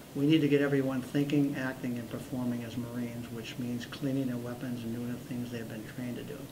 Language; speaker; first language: English; native; English